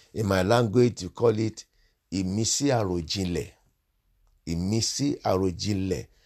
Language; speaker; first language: English; non-native, local second language; Yoruba